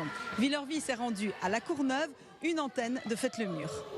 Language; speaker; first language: French; native; French